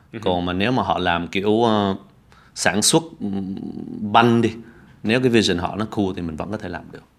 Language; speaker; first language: Vietnamese; early bilingual, heritage; Vietnamese